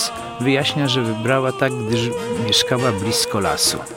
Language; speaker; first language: Polish; native; Polish